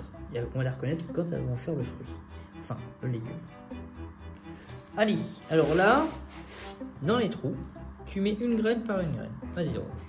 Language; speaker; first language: French; native; French